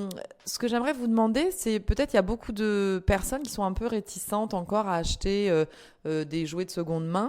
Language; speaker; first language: French; native; French